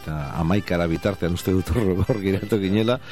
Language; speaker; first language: Basque; native; Basque